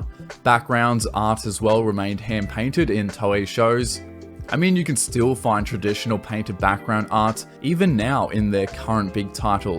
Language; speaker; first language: English; native; English